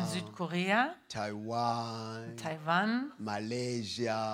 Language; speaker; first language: German; non-native, learner; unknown